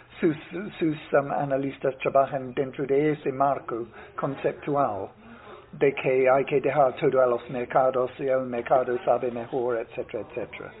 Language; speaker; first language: Spanish; non-native, fluent; English